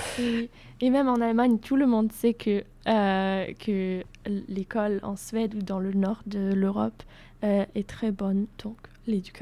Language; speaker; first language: French; non-native, fluent; German